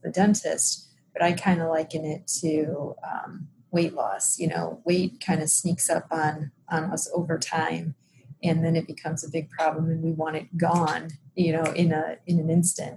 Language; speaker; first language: English; native; English